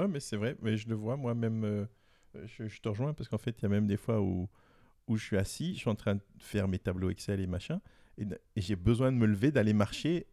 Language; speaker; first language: French; native; French